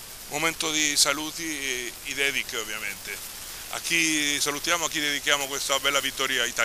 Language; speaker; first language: Italian; native; Italian